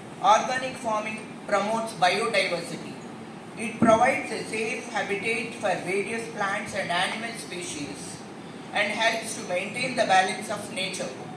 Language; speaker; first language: English; non-native, local second language; Telugu